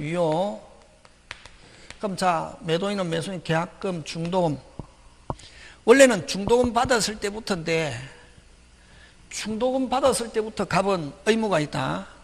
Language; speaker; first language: Korean; native; Korean